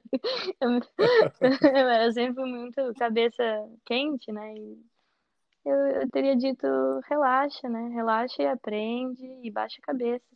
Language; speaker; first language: Portuguese; native; Portuguese